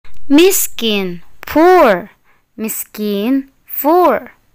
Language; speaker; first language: English; non-native, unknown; Indonesian